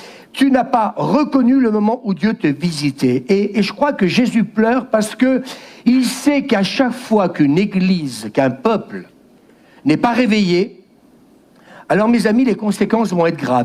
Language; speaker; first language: French; native; French